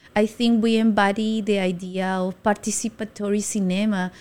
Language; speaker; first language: English; non-native, fluent; Spanish